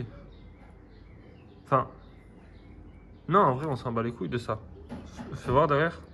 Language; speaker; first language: French; native; French